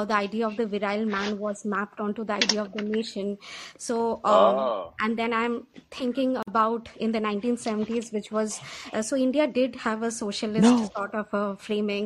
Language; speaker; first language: English; non-native, local second language; Bangla